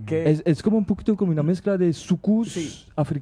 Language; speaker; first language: Spanish; non-native, learner; French